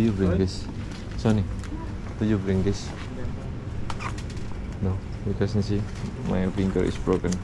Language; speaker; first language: English; non-native, learner; Indonesian